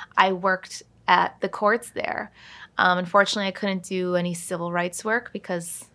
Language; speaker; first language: English; native; English